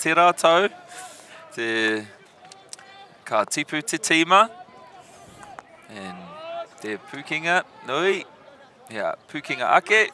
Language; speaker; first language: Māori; non-native, local second language; English